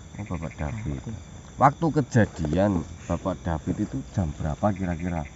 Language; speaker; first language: Indonesian; native; Indonesian